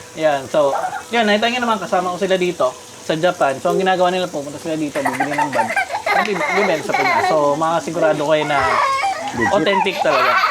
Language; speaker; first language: Filipino; native; Filipino